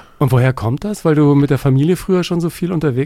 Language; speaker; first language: German; native; German